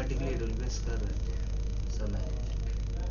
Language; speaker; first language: Hindi; non-native, local second language; Bangla